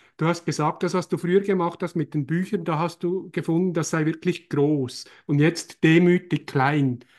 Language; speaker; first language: German; native; German